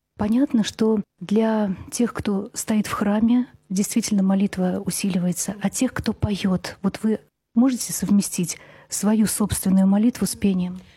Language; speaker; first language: Russian; native; Russian